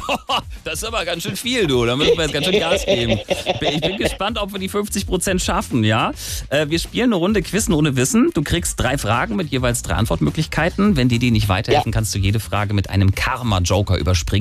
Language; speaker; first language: German; native; German